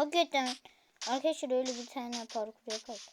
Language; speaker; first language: Turkish; native; Turkish